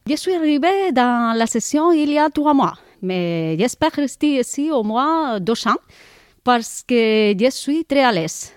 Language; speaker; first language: French; non-native, learner; Spanish